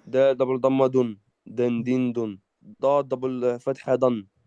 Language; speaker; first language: Arabic; non-native, learner; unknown